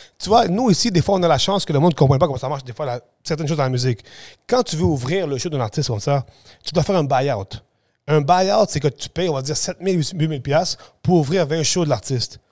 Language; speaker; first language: French; early bilingual, other home language; Spanish